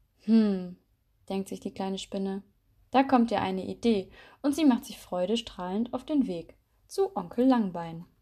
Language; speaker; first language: German; native; German